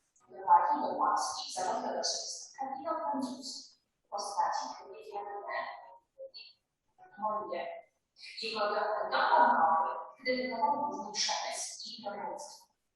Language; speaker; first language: Polish; native; Polish